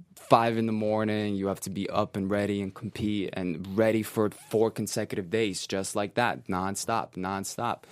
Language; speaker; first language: English; native; English